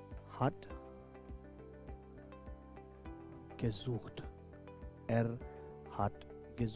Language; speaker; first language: German; non-native, fluent; Hindi